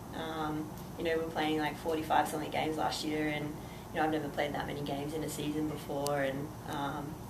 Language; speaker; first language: English; native; English